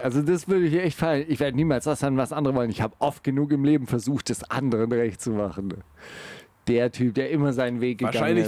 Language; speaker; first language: German; native; German